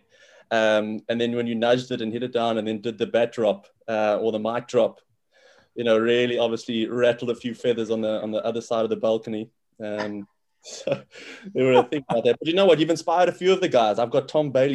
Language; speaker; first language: English; native; English